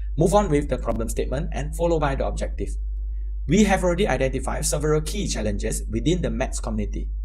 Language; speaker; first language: English; native; English